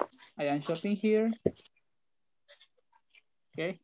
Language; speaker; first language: English; non-native, fluent; Spanish